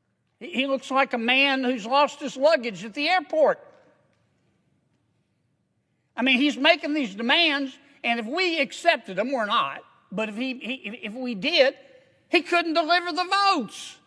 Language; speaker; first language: English; native; English